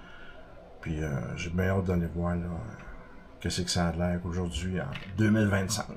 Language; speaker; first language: French; native; French